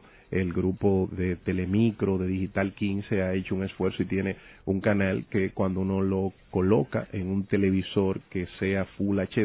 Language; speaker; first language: Spanish; native; Spanish